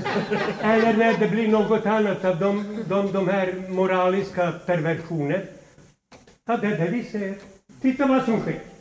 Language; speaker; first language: Swedish; non-native, fluent; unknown